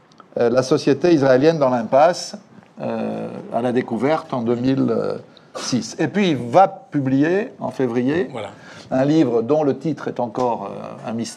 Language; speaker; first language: French; native; French